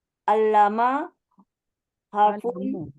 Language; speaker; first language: Arabic; non-native, learner; Malay